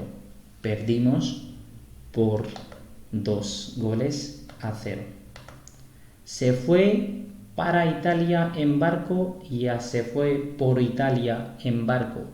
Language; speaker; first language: Spanish; non-native, fluent; Urdu